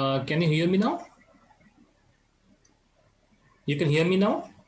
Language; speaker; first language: English; non-native, local second language; Santali